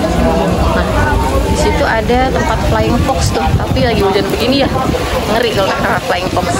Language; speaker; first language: Indonesian; native; Indonesian